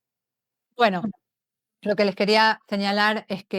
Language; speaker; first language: Spanish; native; Spanish